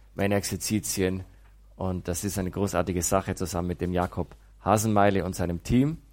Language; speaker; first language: German; native; German